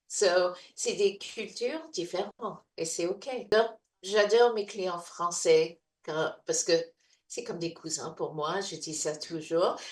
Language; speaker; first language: French; non-native, fluent; English